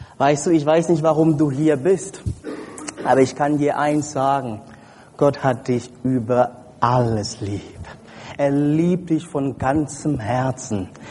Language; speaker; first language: German; non-native, fluent; French